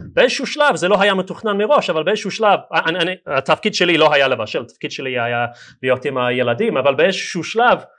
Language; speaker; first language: Hebrew; non-native, fluent; English